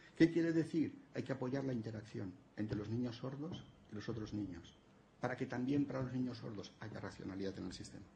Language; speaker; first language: Spanish; non-native, local second language; Catalan